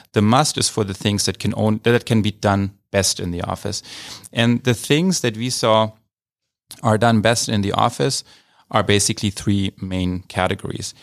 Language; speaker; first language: English; non-native, fluent; German